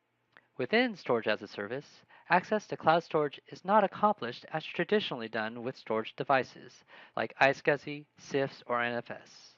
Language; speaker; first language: English; native; English